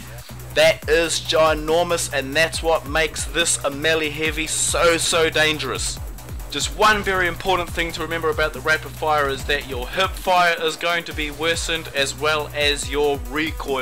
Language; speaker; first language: English; native; English